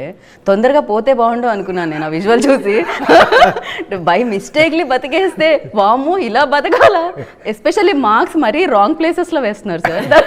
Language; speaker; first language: Telugu; native; Telugu